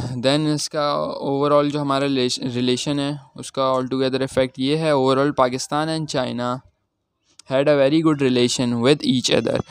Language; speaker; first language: English; non-native, local second language; Urdu